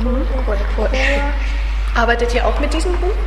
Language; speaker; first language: German; non-native, fluent; Czech